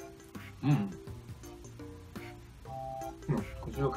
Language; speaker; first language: Japanese; non-native, learner; Chinese